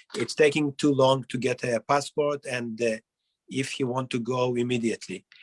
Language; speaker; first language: English; non-native, fluent; Hebrew